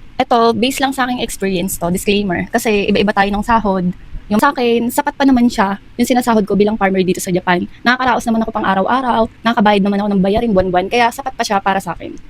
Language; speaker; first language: Filipino; native; Filipino